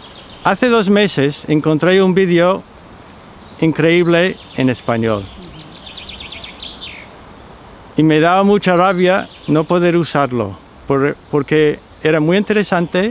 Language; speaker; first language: Spanish; non-native, fluent; English